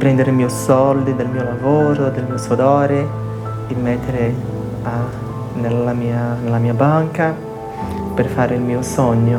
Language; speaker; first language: Italian; non-native, fluent; Portuguese